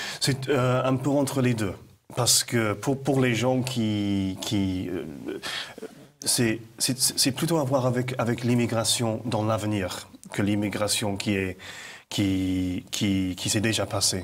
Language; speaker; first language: French; non-native, fluent; English